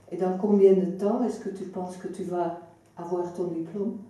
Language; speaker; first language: French; non-native, fluent; Dutch